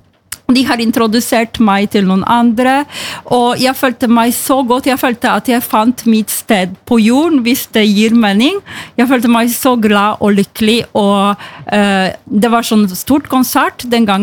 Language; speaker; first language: Norwegian; non-native, fluent; Polish